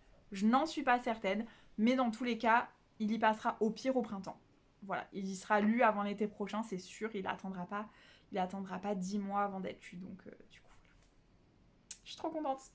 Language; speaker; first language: French; native; French